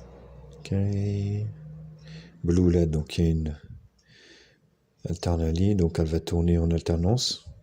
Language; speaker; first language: French; native; French